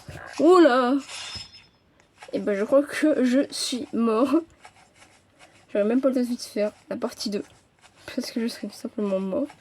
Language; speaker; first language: French; native; French